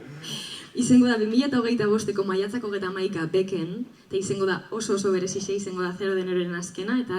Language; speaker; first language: Basque; native; Basque